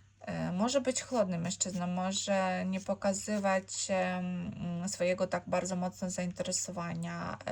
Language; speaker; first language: Polish; non-native, learner; Ukrainian